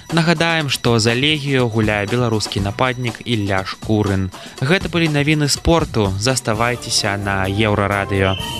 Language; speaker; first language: Belarusian; native; Belarusian